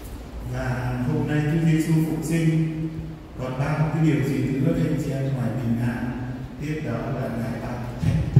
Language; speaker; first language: Vietnamese; native; Vietnamese